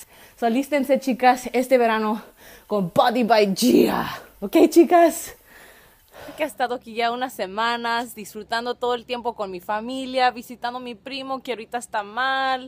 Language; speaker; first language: Spanish; early bilingual, other home language; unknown